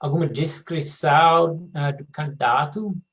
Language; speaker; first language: Portuguese; non-native, fluent; English